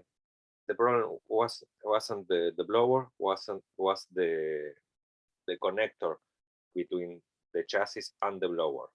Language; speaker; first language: English; non-native, learner; Spanish